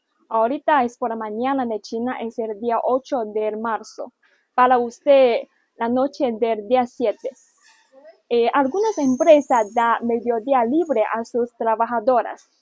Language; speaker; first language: Spanish; non-native, learner; Chinese